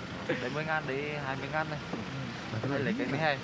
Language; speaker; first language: Korean; non-native, learner; Vietnamese